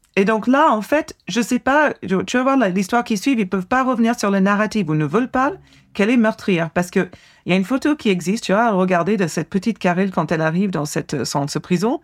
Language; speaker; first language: French; non-native, fluent; English